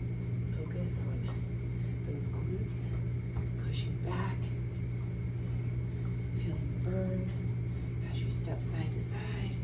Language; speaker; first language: English; native; English